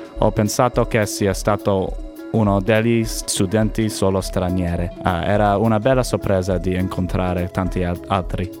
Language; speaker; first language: Italian; non-native, learner; English